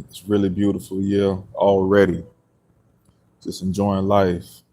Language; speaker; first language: English; native; English